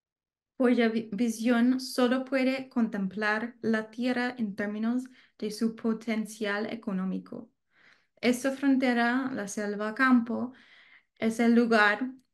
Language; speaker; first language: Spanish; non-native, learner; English